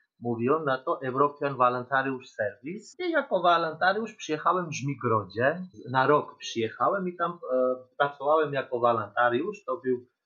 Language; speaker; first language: Polish; non-native, fluent; Georgian